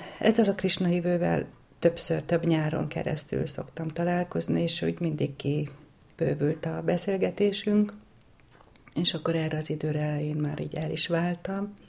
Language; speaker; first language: Hungarian; native; Hungarian